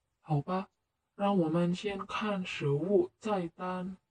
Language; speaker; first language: Chinese; non-native, learner; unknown